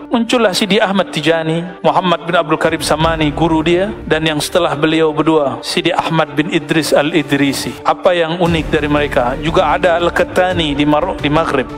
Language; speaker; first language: Malay; non-native, local second language; Minangkabau